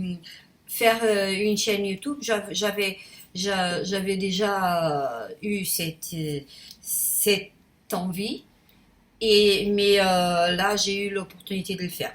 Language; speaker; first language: French; non-native, fluent; Portuguese